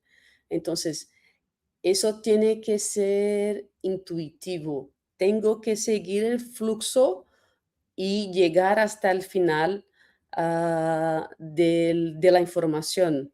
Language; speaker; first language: Spanish; non-native, fluent; Portuguese